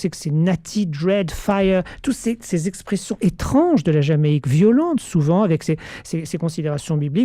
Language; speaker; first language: French; native; French